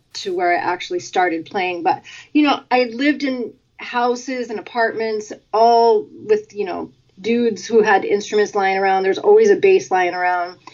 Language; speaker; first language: English; native; English